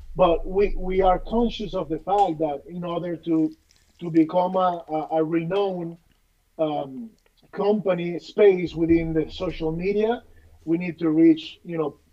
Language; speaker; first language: English; non-native, fluent; Spanish